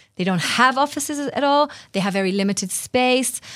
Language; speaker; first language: English; non-native, fluent; Hebrew